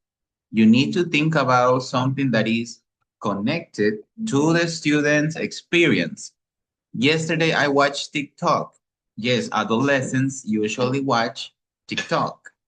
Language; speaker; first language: English; non-native, fluent; Spanish